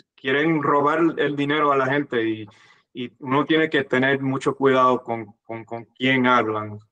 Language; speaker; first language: Spanish; non-native, fluent; English